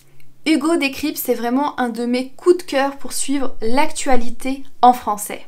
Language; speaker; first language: French; native; French